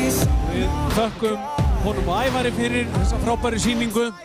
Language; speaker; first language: Icelandic; native; Icelandic